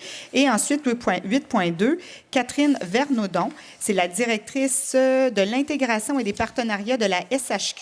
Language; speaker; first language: French; native; French